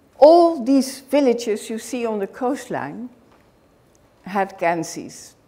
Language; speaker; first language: English; non-native, fluent; Dutch